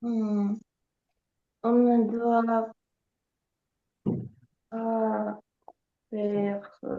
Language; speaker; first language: French; non-native, learner; Ukrainian